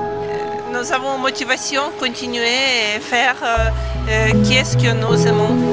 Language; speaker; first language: French; non-native, learner; Ukrainian